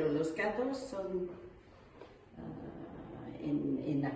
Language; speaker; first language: Spanish; non-native, learner; English